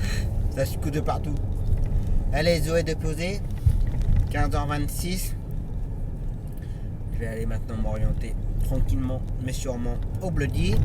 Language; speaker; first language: French; native; French